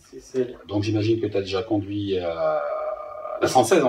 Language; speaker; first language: French; native; French